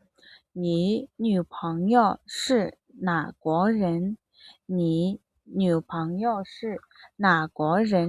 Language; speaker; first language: Chinese; non-native, fluent; Mongolian